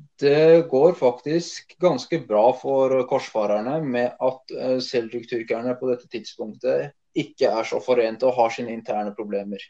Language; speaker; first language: Norwegian; early bilingual, other home language; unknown